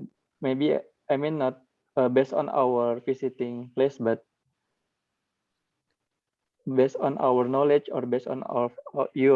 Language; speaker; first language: English; non-native, learner; Indonesian